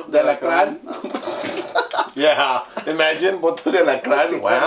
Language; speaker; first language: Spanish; early bilingual, heritage; Spanish